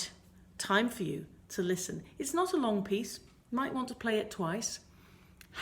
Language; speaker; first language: English; native; English